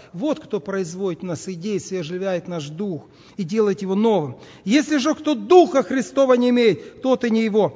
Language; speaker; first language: Russian; native; Russian